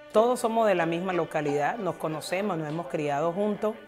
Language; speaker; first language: Spanish; native; Spanish